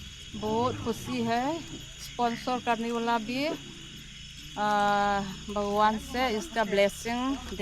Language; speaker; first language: Hindi; non-native, local second language; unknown